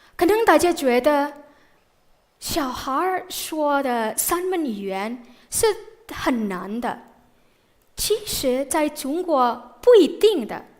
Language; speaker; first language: Chinese; non-native, fluent; Indonesian